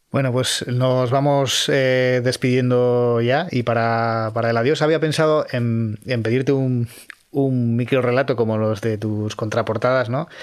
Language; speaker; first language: Spanish; native; Spanish